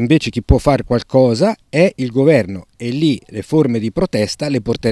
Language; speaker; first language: Italian; native; Italian